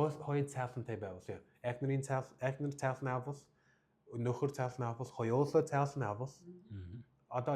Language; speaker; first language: Mongolian; non-native, learner; English